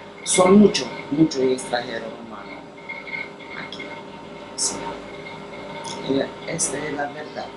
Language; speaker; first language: Spanish; non-native, learner; Romanian